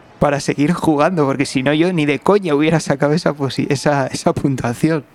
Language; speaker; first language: Spanish; native; Spanish